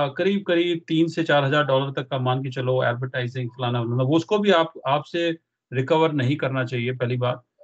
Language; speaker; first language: Hindi; non-native, local second language; Punjabi